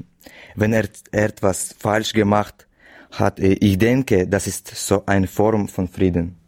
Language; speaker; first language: German; non-native, learner; Russian